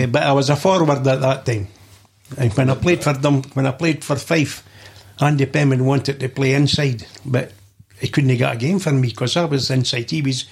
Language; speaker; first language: English; native; English